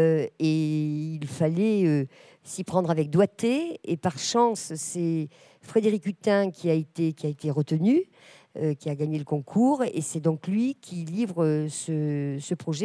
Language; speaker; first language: French; native; French